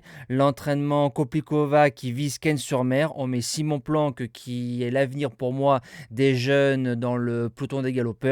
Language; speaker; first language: French; native; French